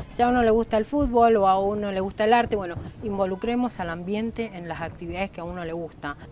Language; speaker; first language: Spanish; native; Spanish